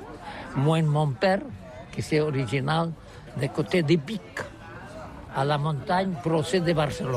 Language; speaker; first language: French; non-native, learner; Catalan